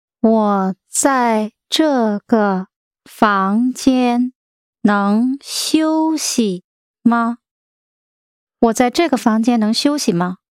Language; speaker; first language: Chinese; non-native, learner; English